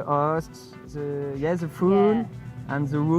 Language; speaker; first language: English; non-native, fluent; French